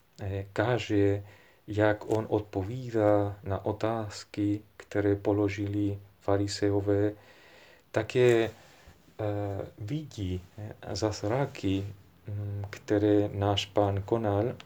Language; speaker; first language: Czech; non-native, fluent; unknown